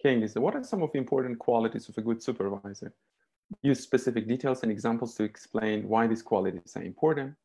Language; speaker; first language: English; non-native, fluent; Uzbek